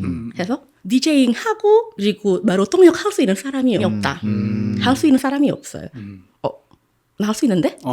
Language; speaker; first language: Korean; non-native, fluent; Indonesian